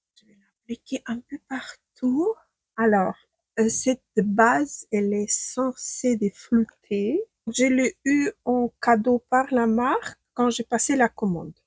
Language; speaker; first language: French; non-native, fluent; Ukrainian